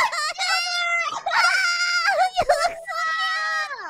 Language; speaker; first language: English; non-native, learner; Japanese